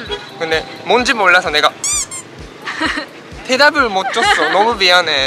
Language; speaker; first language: Korean; non-native, fluent; Japanese